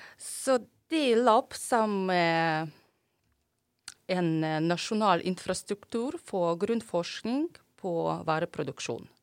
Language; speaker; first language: Norwegian; non-native, fluent; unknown